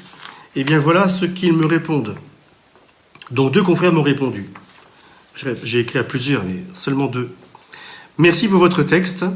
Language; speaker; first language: French; native; French